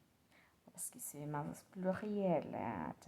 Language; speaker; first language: French; non-native, learner; Spanish